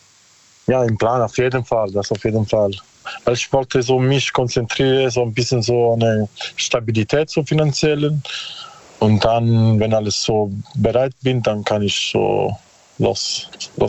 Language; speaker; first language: German; non-native, learner; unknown